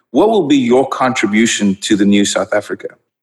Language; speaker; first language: English; non-native, local second language; Dutch